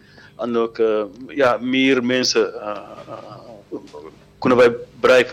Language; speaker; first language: Dutch; non-native, learner; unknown